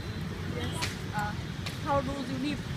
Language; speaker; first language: English; non-native, learner; Vietnamese